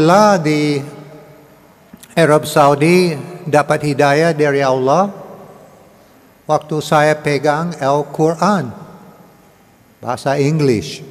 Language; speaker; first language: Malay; non-native, learner; English